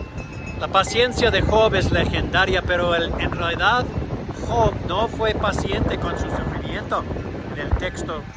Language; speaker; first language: Spanish; non-native, fluent; English